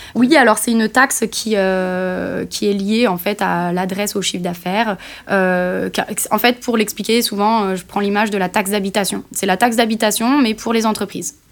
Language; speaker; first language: French; native; French